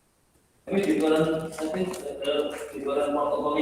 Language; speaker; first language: English; non-native, learner; Indonesian